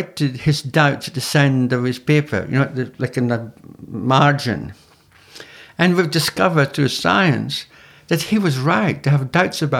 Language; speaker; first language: English; native; English